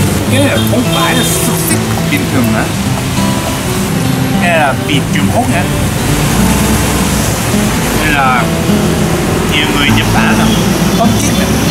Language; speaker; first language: Vietnamese; non-native, learner; Japanese